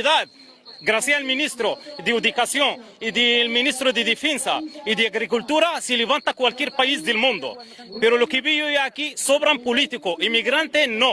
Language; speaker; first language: Spanish; non-native, fluent; Arabic